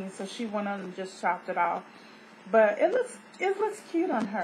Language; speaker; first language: English; native; English